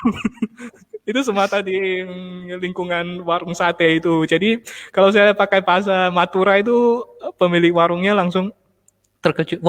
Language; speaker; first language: Indonesian; non-native, fluent; Armenian